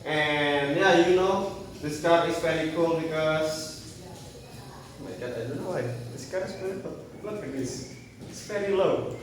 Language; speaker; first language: English; non-native, learner; Indonesian